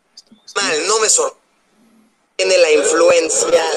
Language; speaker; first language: Spanish; native; Spanish